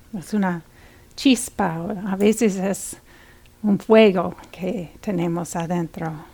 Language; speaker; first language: Spanish; non-native, fluent; English